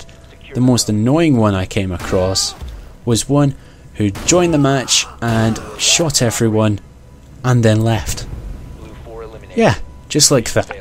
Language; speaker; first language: English; native; English